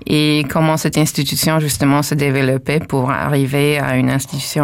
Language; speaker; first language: French; non-native, fluent; Polish